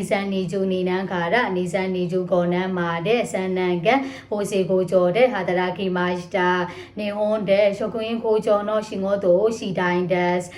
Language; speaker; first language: Japanese; non-native, learner; Burmese